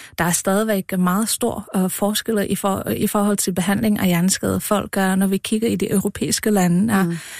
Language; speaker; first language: Danish; non-native, fluent; Czech